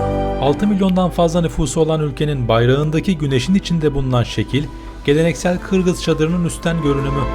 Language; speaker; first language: Turkish; native; Turkish